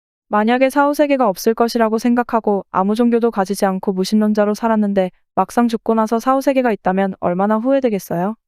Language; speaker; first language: Korean; native; Korean